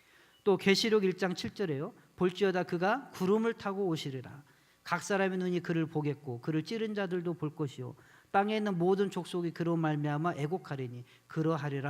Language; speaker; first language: Korean; native; Korean